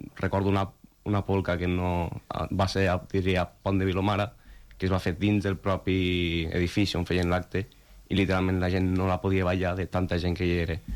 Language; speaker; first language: Catalan; non-native, local second language; Spanish